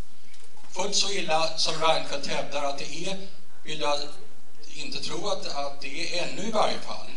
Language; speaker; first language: Swedish; native; Swedish